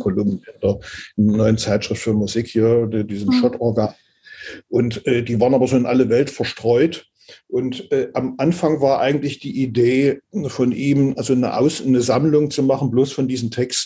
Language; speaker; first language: German; native; German